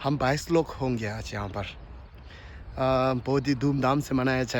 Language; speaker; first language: Hindi; non-native, local second language; Tibetan